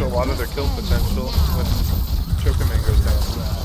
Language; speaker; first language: English; native; English